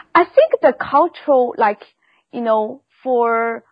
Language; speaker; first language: English; non-native, fluent; Chinese